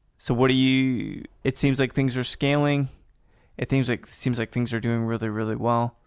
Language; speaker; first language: English; native; English